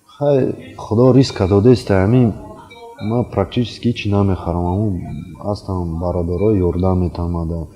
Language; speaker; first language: Tajik; non-native, local second language; Russian